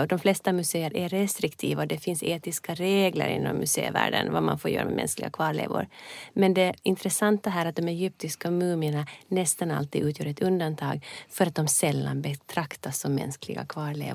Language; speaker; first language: Swedish; native; Swedish